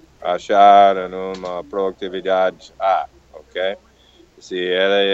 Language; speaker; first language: Portuguese; non-native, learner; English